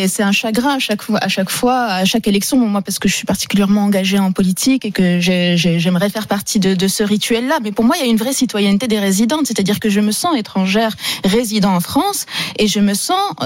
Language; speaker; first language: French; non-native, local second language; Arabic